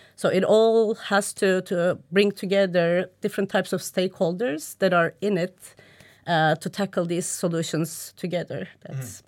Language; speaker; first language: English; non-native, fluent; Turkish